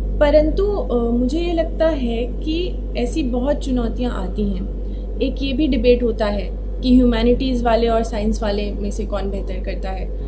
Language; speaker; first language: Hindi; native; Hindi